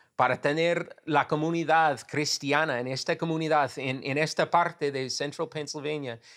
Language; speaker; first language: Spanish; non-native, fluent; English